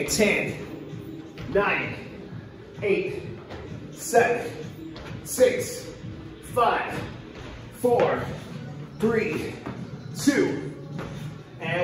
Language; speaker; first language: English; native; English